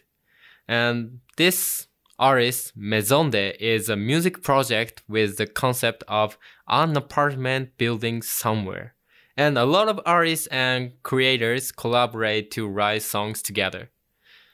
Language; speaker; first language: English; non-native, fluent; Japanese